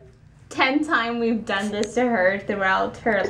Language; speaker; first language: English; native; English